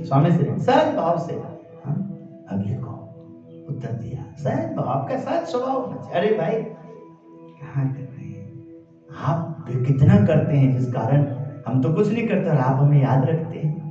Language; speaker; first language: Hindi; native; Hindi